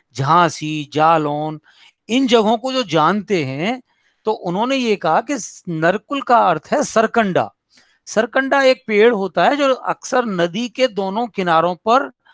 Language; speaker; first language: Hindi; native; Hindi